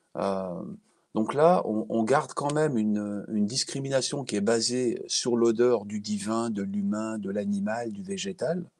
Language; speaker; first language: French; native; French